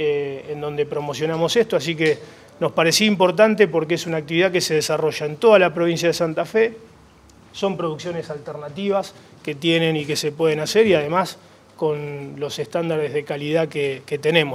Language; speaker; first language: Spanish; native; Spanish